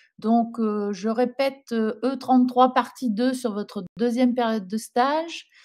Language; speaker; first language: French; native; French